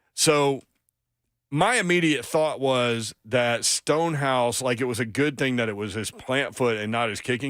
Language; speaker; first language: English; native; English